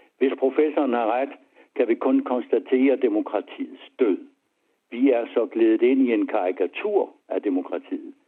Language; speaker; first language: Danish; native; Danish